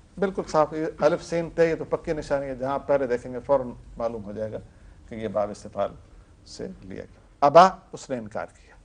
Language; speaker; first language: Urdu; native; Urdu